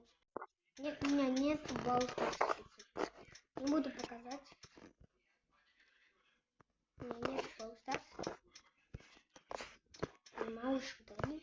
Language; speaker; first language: Russian; non-native, local second language; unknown